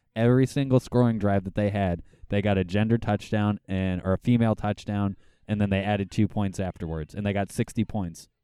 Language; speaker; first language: English; native; English